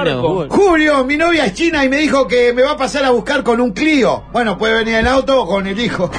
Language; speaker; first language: Spanish; native; Spanish